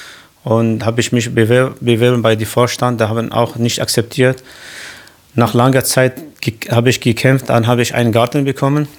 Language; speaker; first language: German; non-native, learner; Arabic